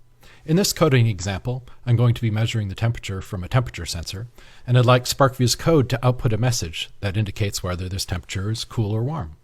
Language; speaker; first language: English; native; English